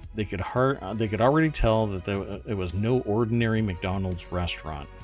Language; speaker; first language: English; non-native, fluent; German